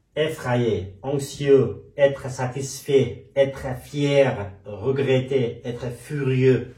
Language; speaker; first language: French; non-native, fluent; Persian